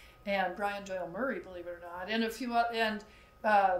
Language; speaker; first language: English; native; English